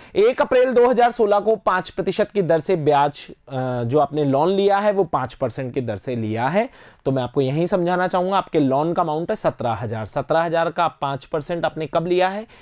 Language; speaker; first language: Hindi; native; Hindi